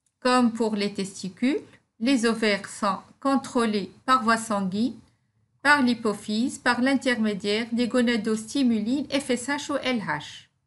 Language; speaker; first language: French; non-native, local second language; Arabic